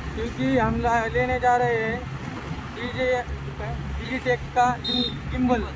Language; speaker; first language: Hindi; non-native, local second language; Marathi